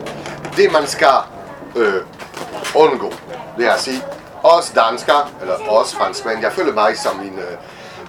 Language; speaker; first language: Danish; non-native, fluent; French